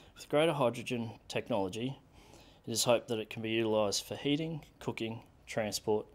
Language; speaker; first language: English; native; English